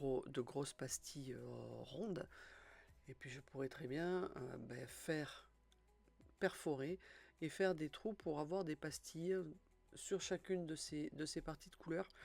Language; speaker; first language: French; native; French